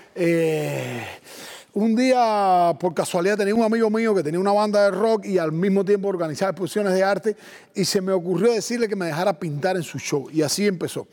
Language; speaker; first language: Spanish; native; Spanish